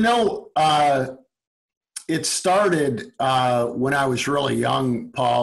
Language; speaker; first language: English; native; English